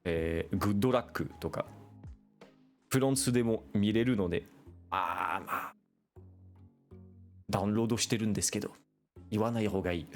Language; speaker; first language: Japanese; non-native, fluent; French